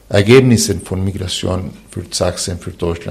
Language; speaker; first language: German; non-native, fluent; Spanish